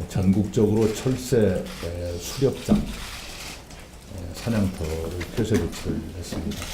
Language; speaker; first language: Korean; native; Korean